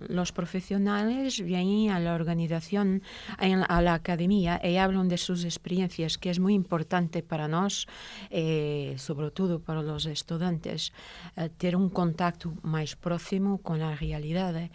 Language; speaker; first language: Spanish; non-native, fluent; Portuguese